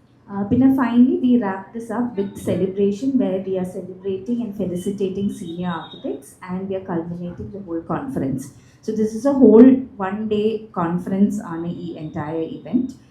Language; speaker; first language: English; non-native, local second language; Malayalam